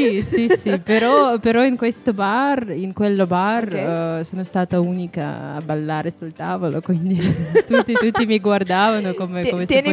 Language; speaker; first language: Italian; non-native, fluent; Russian